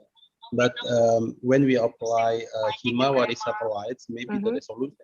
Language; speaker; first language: English; non-native, fluent; Indonesian